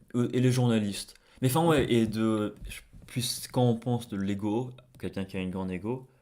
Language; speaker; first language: French; non-native, fluent; English